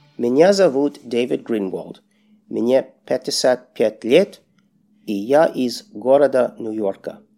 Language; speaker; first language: Russian; non-native, learner; English